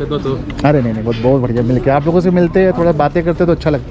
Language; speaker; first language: Hindi; native; Hindi